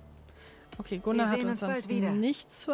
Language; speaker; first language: German; native; German